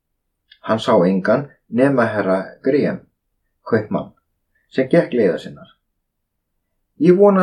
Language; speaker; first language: Icelandic; native; Icelandic